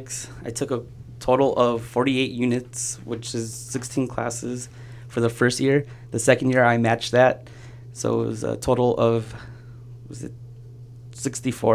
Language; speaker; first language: English; native; English